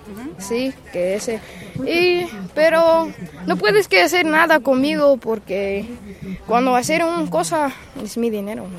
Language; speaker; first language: Spanish; non-native, learner; English